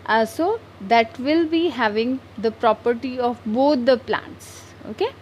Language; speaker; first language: English; non-native, local second language; Hindi